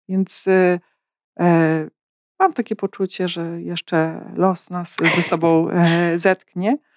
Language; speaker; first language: Polish; native; Polish